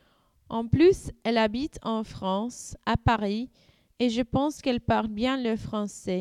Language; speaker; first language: French; non-native, learner; English